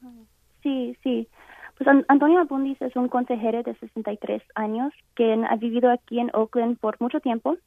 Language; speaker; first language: Spanish; early bilingual, heritage; Spanish